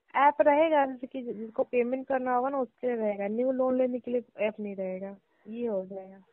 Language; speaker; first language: Hindi; native; Hindi